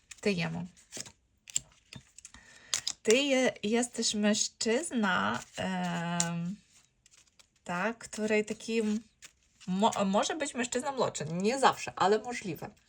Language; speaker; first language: Polish; non-native, fluent; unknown